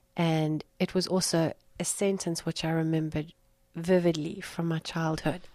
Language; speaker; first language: English; native; English